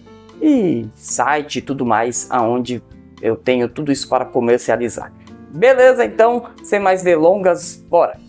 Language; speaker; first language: Portuguese; native; Portuguese